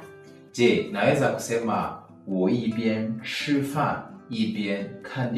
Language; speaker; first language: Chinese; non-native, learner; Swahili